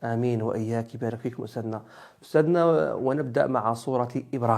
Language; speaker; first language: Arabic; native; Arabic